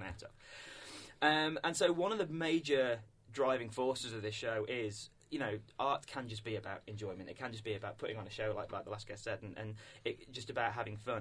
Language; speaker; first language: English; native; English